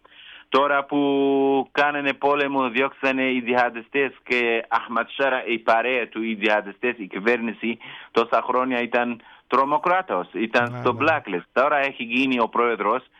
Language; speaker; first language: Greek; non-native, learner; Kurdish